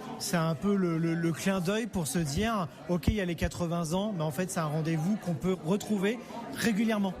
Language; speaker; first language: French; native; French